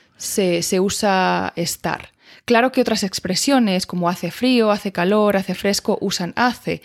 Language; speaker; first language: Spanish; native; Spanish